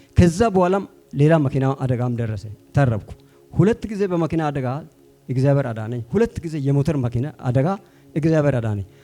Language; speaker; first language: Amharic; non-native, local second language; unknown